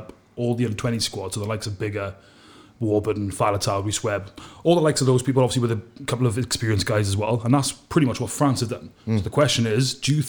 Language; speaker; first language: English; native; English